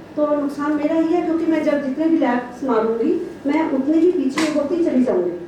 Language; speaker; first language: Hindi; non-native, local second language; Punjabi